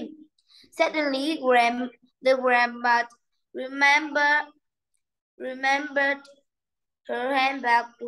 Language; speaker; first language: English; non-native, learner; Vietnamese